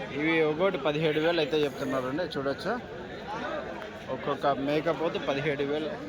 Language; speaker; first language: Telugu; native; Telugu